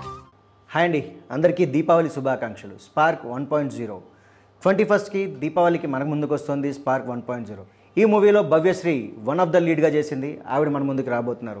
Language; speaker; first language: Telugu; native; Telugu